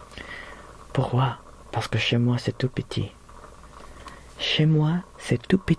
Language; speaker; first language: French; non-native, learner; Filipino